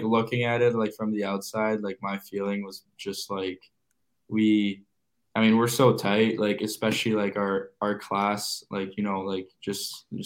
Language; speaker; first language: English; native; English